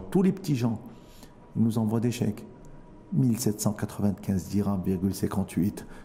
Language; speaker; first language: French; non-native, local second language; Arabic